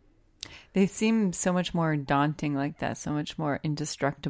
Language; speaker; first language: English; native; English